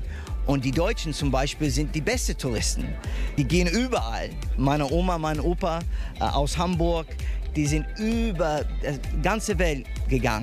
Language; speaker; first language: German; non-native, fluent; English